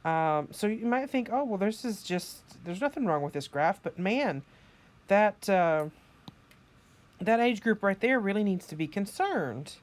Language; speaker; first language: English; native; English